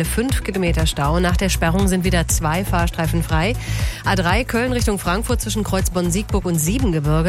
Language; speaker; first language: German; native; German